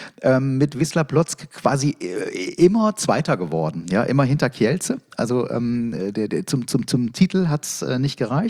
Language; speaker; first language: German; native; German